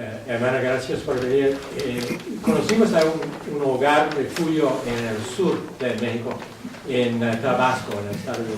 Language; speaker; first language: Spanish; non-native, learner; English